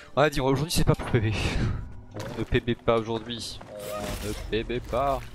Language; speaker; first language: French; native; French